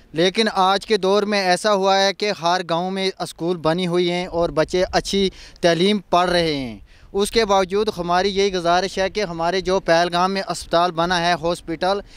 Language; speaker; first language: Hindi; non-native, local second language; Kashmiri